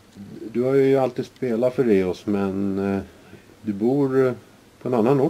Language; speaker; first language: Swedish; native; Swedish